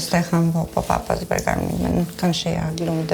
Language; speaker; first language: Swedish; non-native, learner; Serbian